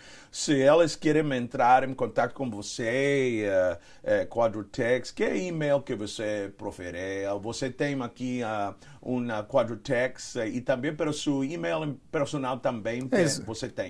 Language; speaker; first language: Portuguese; non-native, learner; Spanish